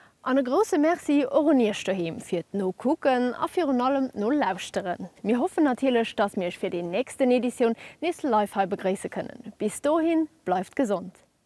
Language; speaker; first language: German; non-native, local second language; Luxembourgish